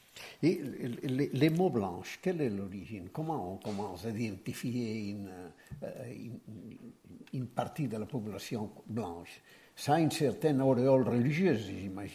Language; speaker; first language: French; non-native, fluent; Catalan